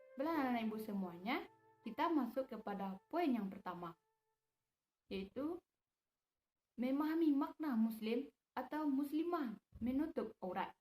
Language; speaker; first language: Malay; non-native, local second language; Minangkabau